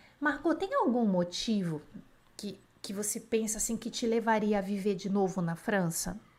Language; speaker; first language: Portuguese; native; Portuguese